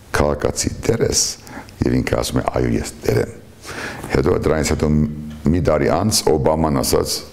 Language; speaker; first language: Armenian; early bilingual, heritage; Armenian